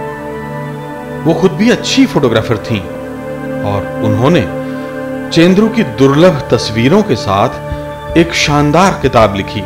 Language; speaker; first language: Hindi; native; Hindi